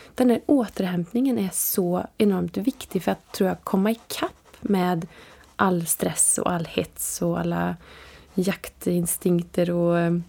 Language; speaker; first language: Swedish; native; Swedish